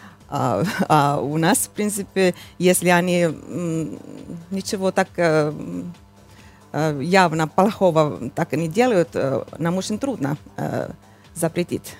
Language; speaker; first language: Russian; non-native, fluent; Finnish